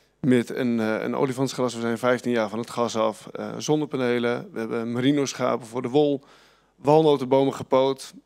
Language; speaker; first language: Dutch; native; Dutch